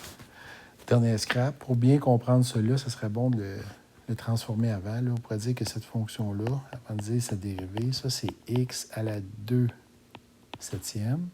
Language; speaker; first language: French; native; French